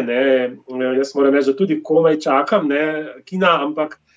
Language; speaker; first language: Slovenian; native; Slovenian